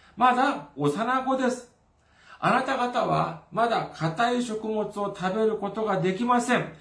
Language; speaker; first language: Japanese; non-native, fluent; Korean